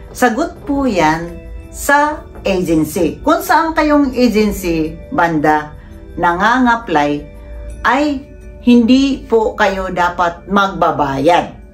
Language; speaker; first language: Filipino; non-native, local second language; Cebuano